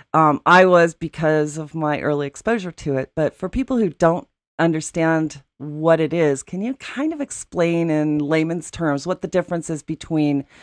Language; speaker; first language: English; native; English